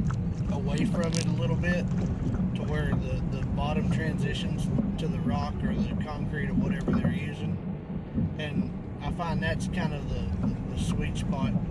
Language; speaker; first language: English; native; English